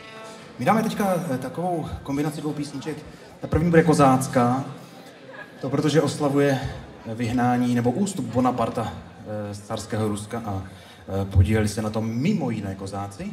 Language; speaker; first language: Czech; native; Czech